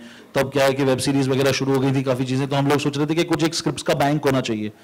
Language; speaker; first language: Hindi; native; Hindi